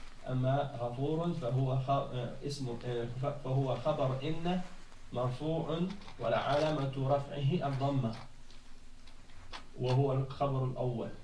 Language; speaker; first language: Arabic; non-native, fluent; French